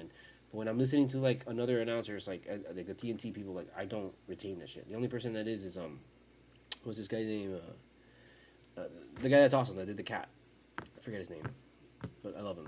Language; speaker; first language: English; early bilingual, other home language; Spanish